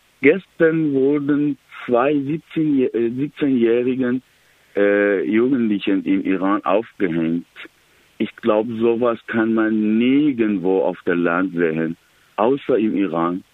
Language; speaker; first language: German; non-native, learner; Persian